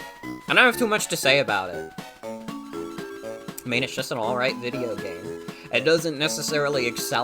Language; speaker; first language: English; native; English